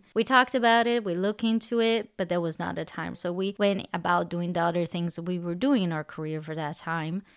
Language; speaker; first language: English; non-native, fluent; Portuguese